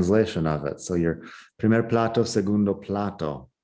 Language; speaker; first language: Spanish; non-native, fluent; English